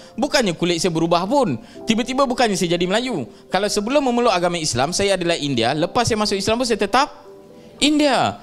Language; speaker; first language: Malay; non-native, local second language; Tamil